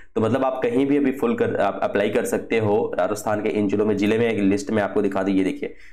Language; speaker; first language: Hindi; native; Hindi